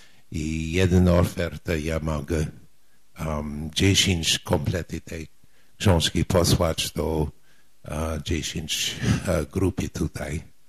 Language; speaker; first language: Polish; non-native, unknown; English